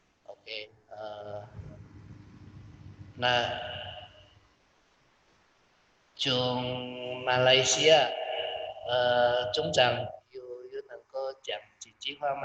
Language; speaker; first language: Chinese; non-native, local second language; Indonesian